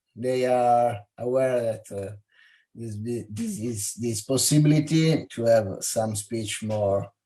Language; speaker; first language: English; non-native, fluent; Italian